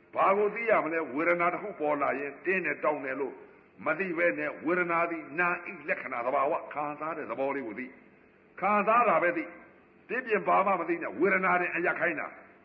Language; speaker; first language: Burmese; native; Burmese